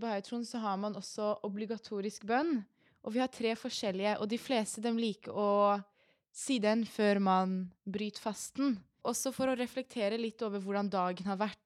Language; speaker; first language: Norwegian; early bilingual, other home language; Persian